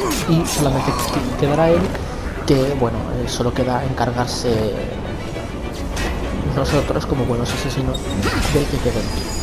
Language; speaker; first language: Spanish; native; Spanish